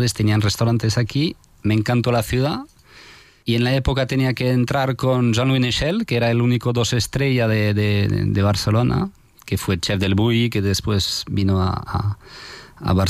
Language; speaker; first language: Spanish; non-native, fluent; French